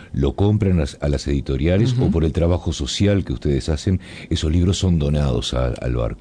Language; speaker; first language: Spanish; native; Spanish